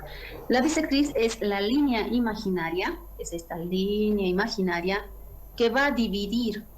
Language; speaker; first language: Spanish; native; Spanish